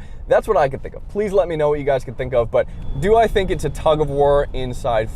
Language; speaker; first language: English; native; English